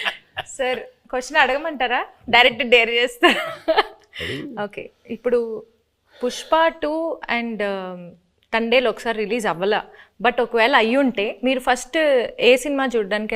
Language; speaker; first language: Telugu; native; Telugu